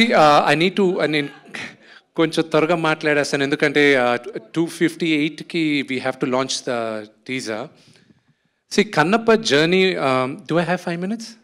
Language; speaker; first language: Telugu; native; Telugu